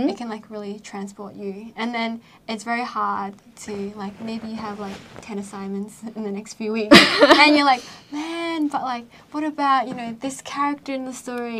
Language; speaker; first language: English; native; English